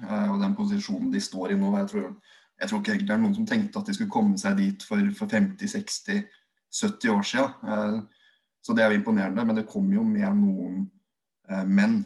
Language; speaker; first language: Norwegian; native; Norwegian